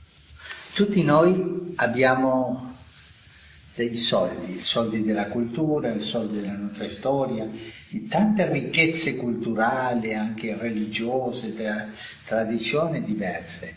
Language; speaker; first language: Italian; non-native, fluent; Spanish